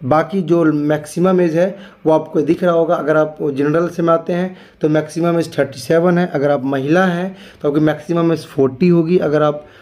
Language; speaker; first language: Hindi; native; Hindi